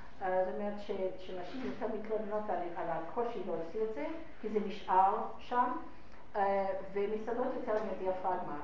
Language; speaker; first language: Hebrew; non-native, fluent; English